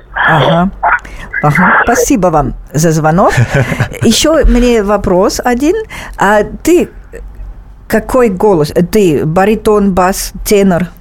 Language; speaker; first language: Russian; non-native, fluent; German